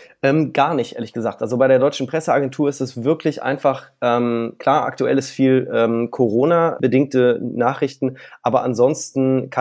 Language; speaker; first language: German; native; German